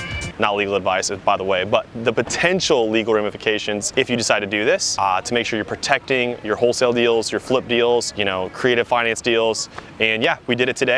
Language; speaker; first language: English; native; English